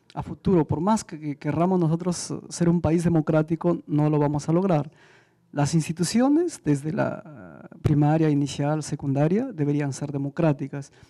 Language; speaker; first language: Spanish; native; Spanish